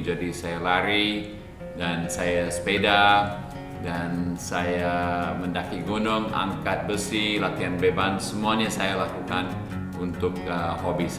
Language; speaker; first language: Indonesian; non-native, fluent; English